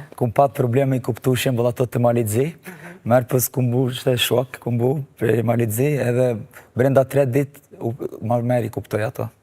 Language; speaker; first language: Albanian; early bilingual, heritage; Albanian